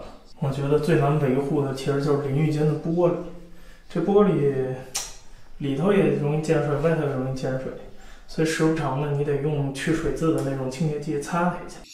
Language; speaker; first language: Chinese; native; Chinese